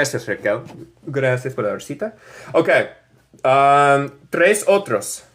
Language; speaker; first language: Spanish; non-native, learner; English